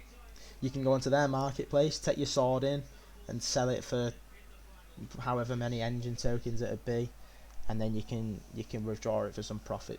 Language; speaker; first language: English; native; English